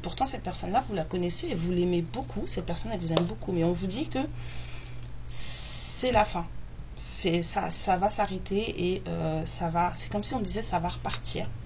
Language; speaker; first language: French; native; French